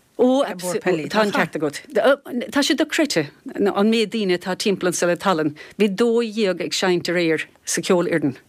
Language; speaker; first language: Irish; native; Irish